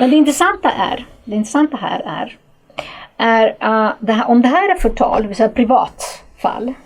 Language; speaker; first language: Swedish; non-native, fluent; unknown